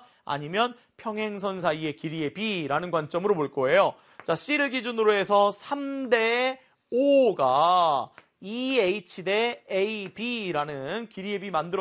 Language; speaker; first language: Korean; native; Korean